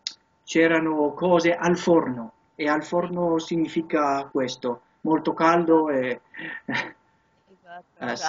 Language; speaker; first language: Italian; non-native, learner; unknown